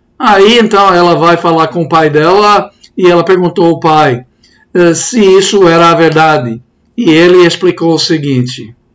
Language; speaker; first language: Portuguese; non-native, fluent; English